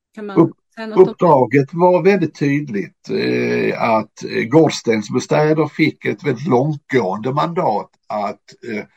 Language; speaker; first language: Swedish; native; Swedish